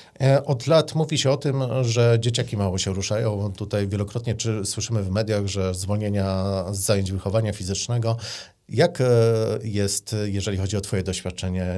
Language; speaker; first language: Polish; native; Polish